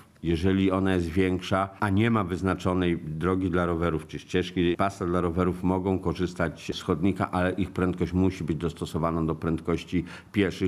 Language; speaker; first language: Polish; native; Polish